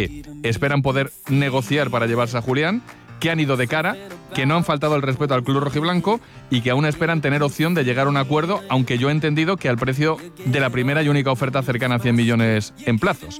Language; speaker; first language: Spanish; native; Spanish